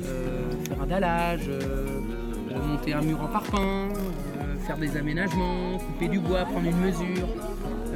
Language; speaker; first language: French; native; French